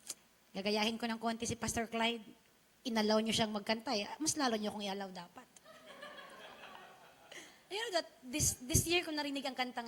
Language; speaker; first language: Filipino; non-native, local second language; Chavacano